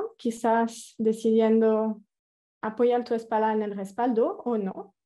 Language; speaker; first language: Spanish; non-native, fluent; French